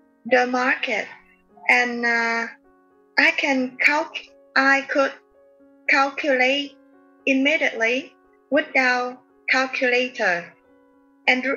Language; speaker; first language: English; non-native, learner; Vietnamese